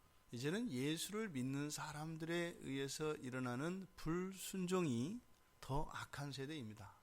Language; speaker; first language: Korean; native; Korean